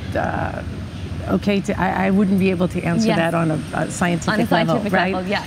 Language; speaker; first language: English; native; English